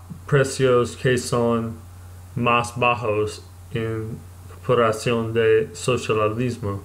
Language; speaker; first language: Spanish; non-native, learner; English